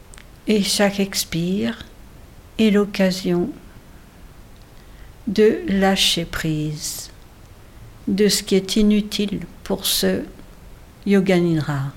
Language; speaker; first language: French; native; French